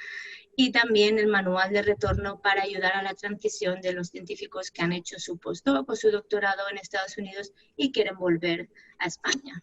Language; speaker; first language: Spanish; native; Spanish